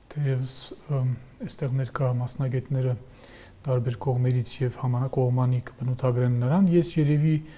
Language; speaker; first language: Armenian; native; Armenian